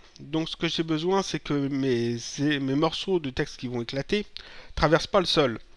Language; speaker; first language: French; native; French